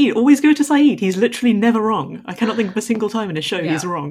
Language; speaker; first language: English; native; English